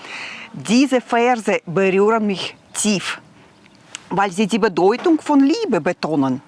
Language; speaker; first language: German; non-native, fluent; Russian